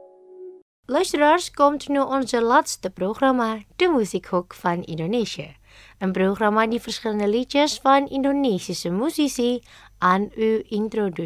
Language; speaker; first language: Dutch; non-native, fluent; Indonesian